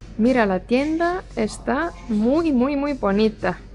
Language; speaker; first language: Spanish; non-native, fluent; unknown